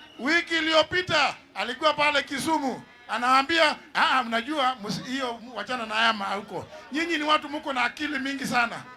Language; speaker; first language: Swahili; non-native, local second language; Kikuyu